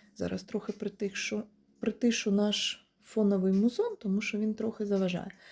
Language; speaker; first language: Ukrainian; non-native, local second language; Russian